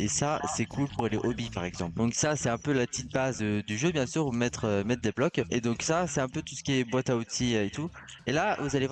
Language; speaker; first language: French; native; French